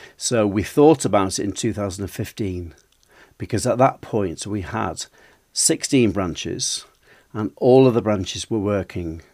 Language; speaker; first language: English; native; English